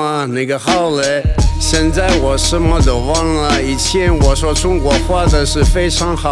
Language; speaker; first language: Chinese; non-native, learner; Russian